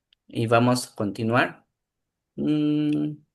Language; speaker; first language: Spanish; non-native, learner; Portuguese